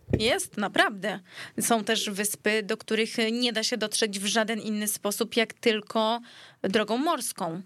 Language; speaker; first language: Polish; early bilingual, heritage; Greek